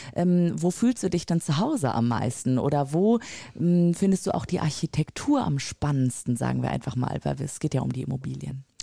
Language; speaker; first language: German; native; German